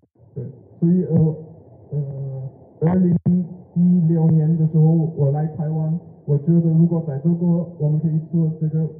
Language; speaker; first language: Chinese; non-native, learner; German